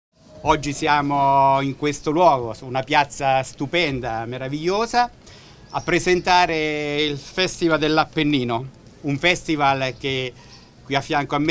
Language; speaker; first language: Italian; native; Italian